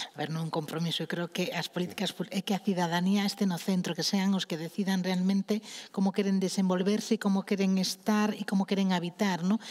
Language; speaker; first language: Galician; non-native, local second language; Spanish